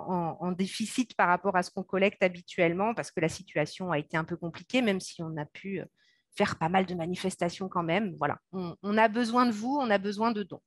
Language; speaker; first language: French; native; French